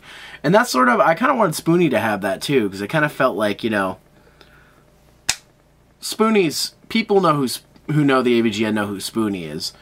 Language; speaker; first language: English; native; English